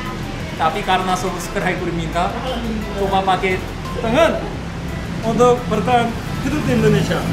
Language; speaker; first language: Indonesian; non-native, learner; Korean